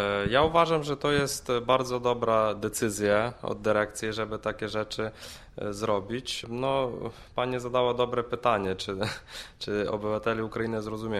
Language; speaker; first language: Polish; non-native, fluent; Ukrainian